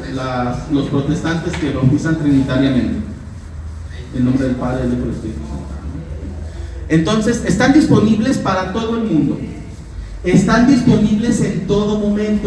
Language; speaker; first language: Spanish; native; Spanish